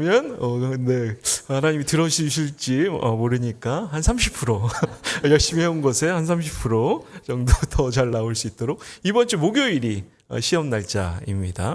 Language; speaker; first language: Korean; native; Korean